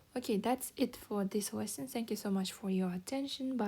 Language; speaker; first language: English; non-native, fluent; Kazakh